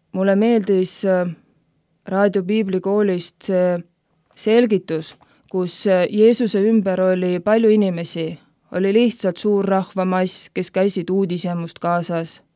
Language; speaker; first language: Estonian; native; Estonian